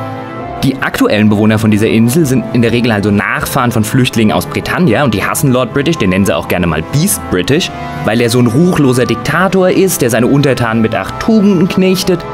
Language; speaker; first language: German; native; German